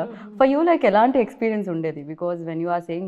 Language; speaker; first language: Telugu; native; Telugu